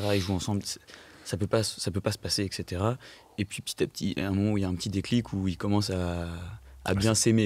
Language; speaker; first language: French; native; French